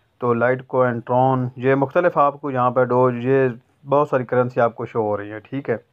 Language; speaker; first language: Urdu; non-native, local second language; Punjabi